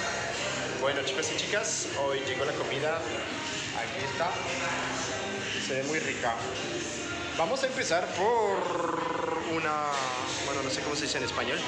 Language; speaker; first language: Spanish; non-native, fluent; French